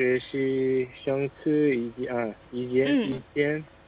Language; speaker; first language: Chinese; non-native, learner; Korean